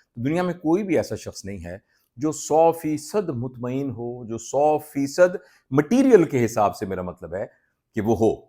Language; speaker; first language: Urdu; non-native, local second language; Punjabi